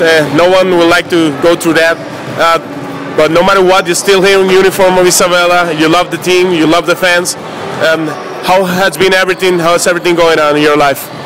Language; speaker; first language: English; non-native, fluent; Spanish